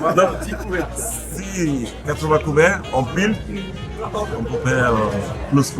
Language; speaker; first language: French; non-native, learner; Bangla